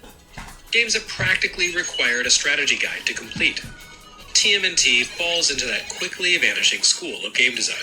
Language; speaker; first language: English; native; English